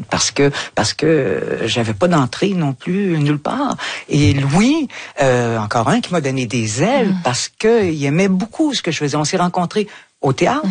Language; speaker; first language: French; native; French